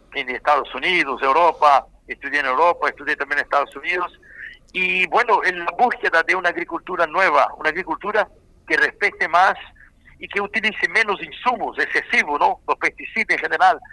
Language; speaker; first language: Spanish; non-native, fluent; Portuguese